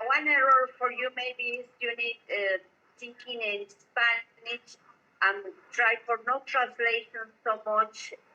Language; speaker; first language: English; non-native, learner; Spanish